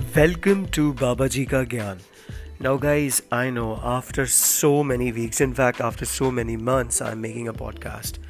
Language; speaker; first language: English; non-native, local second language; Hindi